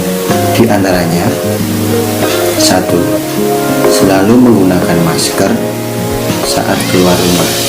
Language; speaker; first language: Indonesian; native; Indonesian